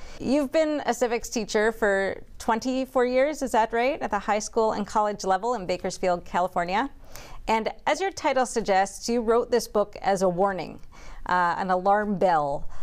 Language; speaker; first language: English; native; English